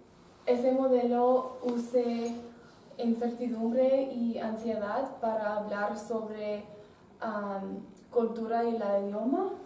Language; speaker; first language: Spanish; non-native, learner; English